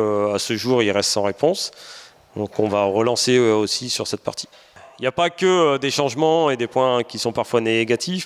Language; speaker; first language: French; native; French